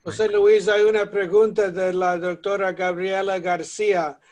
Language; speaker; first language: Spanish; early bilingual, heritage; Spanish